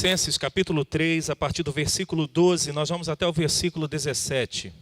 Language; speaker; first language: Portuguese; native; Portuguese